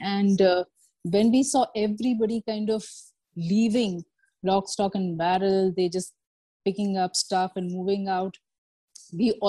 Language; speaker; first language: English; non-native, local second language; Kashmiri